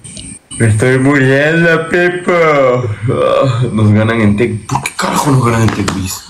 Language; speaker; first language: Spanish; native; Spanish